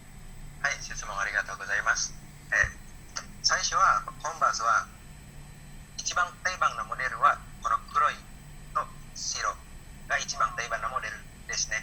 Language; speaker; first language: Japanese; non-native, learner; Indonesian